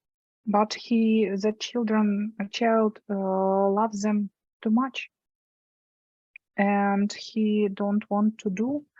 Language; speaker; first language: English; non-native, learner; Russian